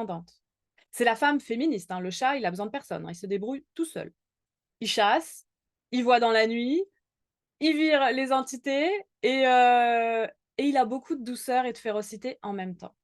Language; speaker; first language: French; native; French